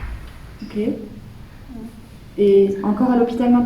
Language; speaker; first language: French; native; French